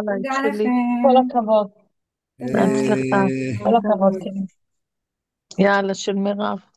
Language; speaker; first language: Hebrew; native; Hebrew